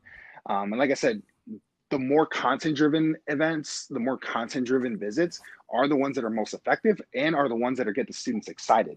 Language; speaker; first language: English; native; English